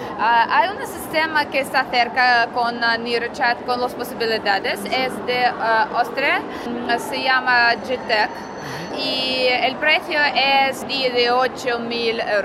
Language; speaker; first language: Spanish; non-native, learner; Russian